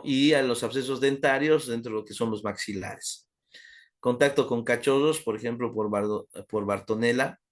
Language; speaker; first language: Spanish; native; Spanish